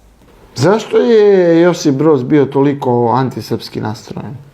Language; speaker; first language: Serbian; native; Serbian